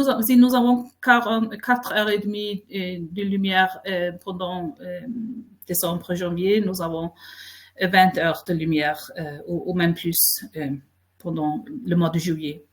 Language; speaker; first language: French; non-native, fluent; Faroese